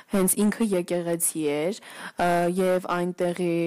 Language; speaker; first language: Armenian; early bilingual, heritage; Turkish